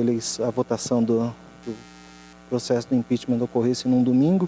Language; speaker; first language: Portuguese; native; Portuguese